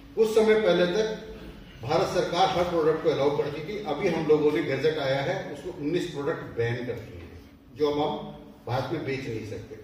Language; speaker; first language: Hindi; non-native, local second language; Punjabi